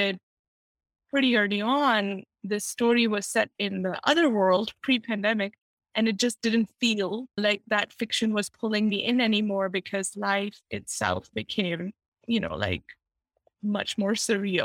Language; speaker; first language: English; non-native, local second language; Urdu